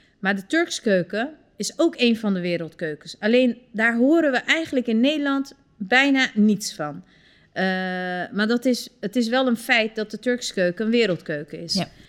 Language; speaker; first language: Dutch; early bilingual, other home language; Turkish